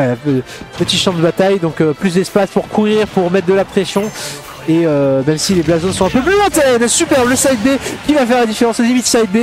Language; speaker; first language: French; native; French